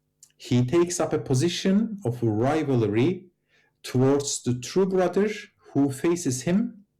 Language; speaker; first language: English; non-native, fluent; Turkish